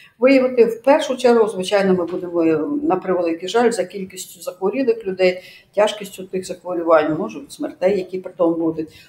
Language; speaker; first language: Ukrainian; native; Ukrainian